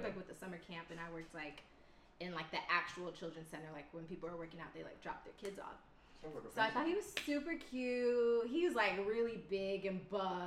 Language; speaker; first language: English; native; English